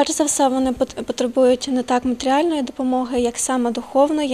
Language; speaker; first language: Ukrainian; native; Ukrainian